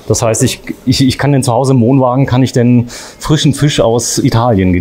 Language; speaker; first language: German; native; German